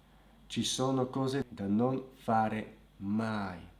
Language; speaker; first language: Italian; non-native, fluent; Slovak